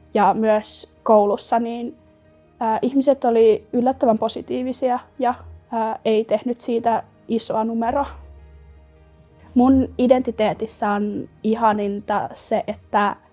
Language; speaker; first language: Finnish; non-native, local second language; Swedish